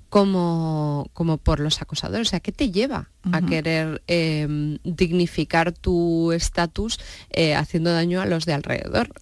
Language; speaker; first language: Spanish; native; Spanish